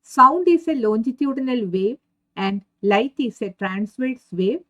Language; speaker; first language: English; non-native, local second language; Malayalam